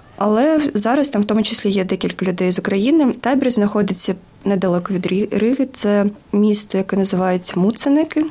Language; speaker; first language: Ukrainian; native; Ukrainian